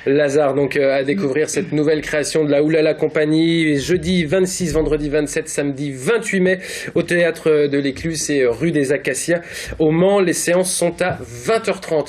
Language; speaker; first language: French; native; French